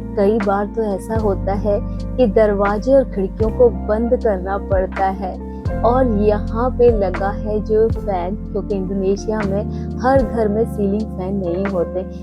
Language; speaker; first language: Hindi; native; Hindi